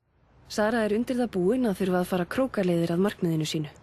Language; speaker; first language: Icelandic; native; Icelandic